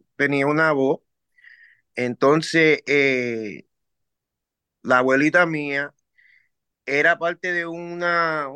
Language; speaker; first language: Spanish; early bilingual, heritage; Spanish